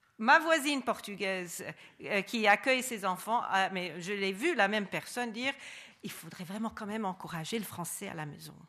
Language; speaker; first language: French; non-native, fluent; English